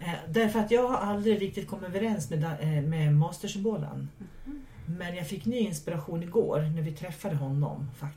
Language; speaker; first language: Swedish; native; Swedish